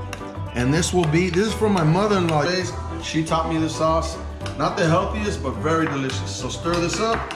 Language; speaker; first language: English; native; English